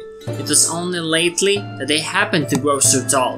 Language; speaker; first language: English; non-native, fluent; Serbian